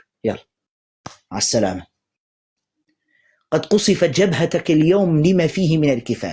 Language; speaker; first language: Arabic; native; Arabic